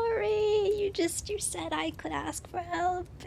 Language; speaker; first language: English; native; English